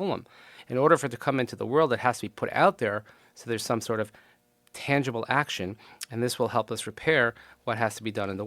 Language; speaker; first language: English; native; English